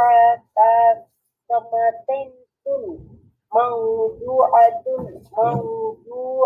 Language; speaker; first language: Arabic; non-native, learner; Bangla